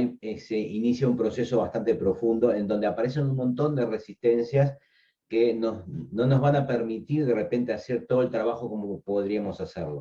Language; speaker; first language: Spanish; native; Spanish